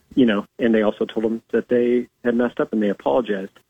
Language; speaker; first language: English; native; English